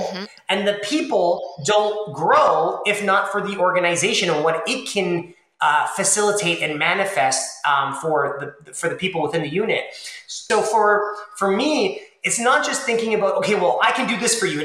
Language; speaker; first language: English; native; English